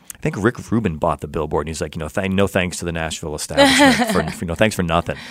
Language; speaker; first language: English; native; English